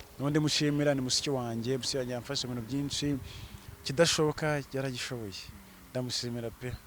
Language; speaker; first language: Kinyarwanda; early bilingual, heritage; Kinyarwanda